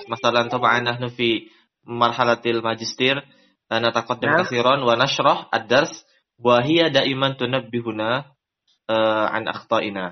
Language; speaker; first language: Arabic; non-native, fluent; Indonesian